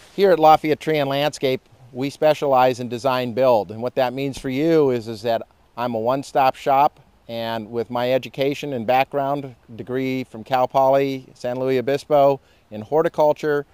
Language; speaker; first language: English; native; English